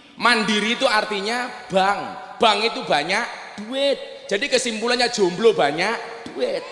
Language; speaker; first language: Indonesian; non-native, local second language; Javanese